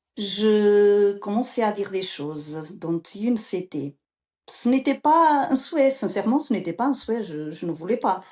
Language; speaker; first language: French; non-native, fluent; Portuguese